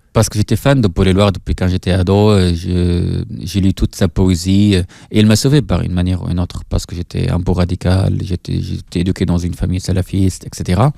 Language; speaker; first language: French; non-native, fluent; Arabic